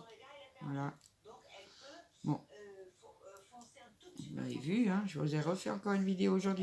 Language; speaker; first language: French; native; French